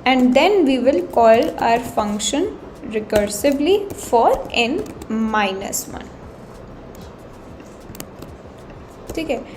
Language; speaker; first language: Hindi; native; Hindi